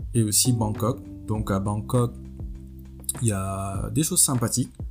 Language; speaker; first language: French; non-native, local second language; Wolof